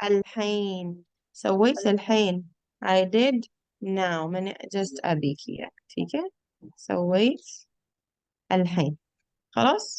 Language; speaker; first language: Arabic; non-native, fluent; Urdu